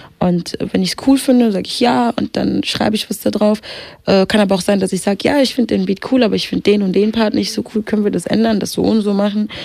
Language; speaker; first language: German; early bilingual, other home language; Swahili